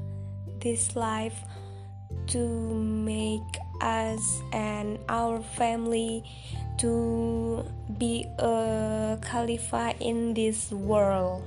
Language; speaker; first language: English; non-native, local second language; Indonesian